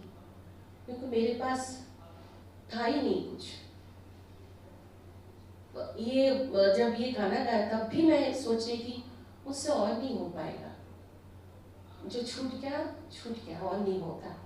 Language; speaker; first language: Hindi; non-native, local second language; Bangla